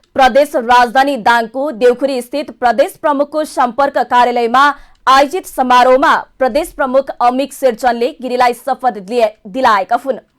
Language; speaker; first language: Nepali; native; Nepali